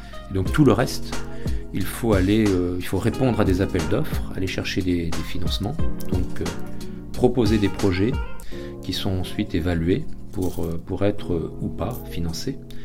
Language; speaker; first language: French; native; French